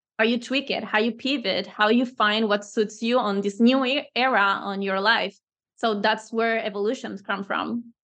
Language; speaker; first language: English; non-native, fluent; Spanish